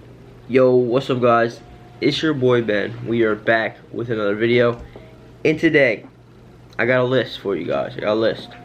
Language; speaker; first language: English; native; English